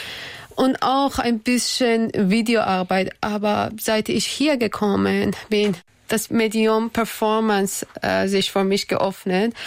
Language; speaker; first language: German; non-native, learner; Persian